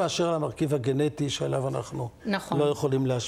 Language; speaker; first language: Hebrew; native; Hebrew